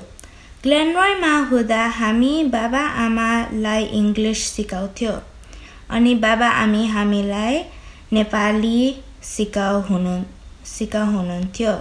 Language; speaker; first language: Nepali; early bilingual, heritage; Nepali